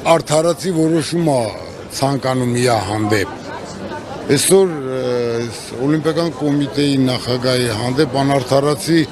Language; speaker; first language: Armenian; native; Armenian